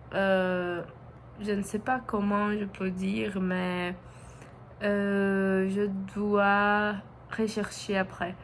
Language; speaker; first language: French; non-native, learner; Portuguese